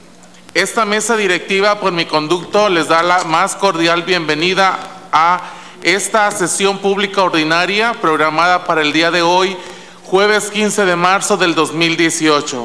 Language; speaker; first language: Spanish; native; Spanish